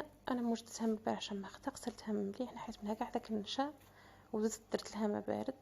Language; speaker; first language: Arabic; native; Arabic